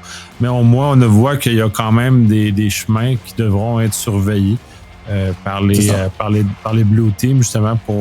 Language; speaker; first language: French; native; French